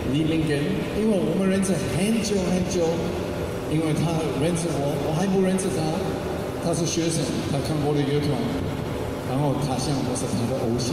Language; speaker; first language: Chinese; non-native, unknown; German